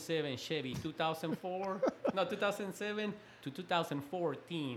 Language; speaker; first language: English; non-native, fluent; Spanish